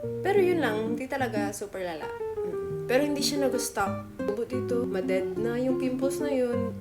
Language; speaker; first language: Filipino; non-native, local second language; Hiligaynon